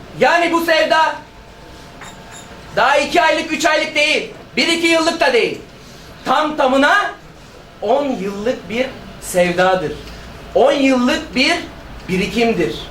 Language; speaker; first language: Turkish; native; Turkish